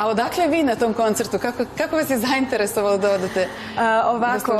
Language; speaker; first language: Bosnian; native; Bosnian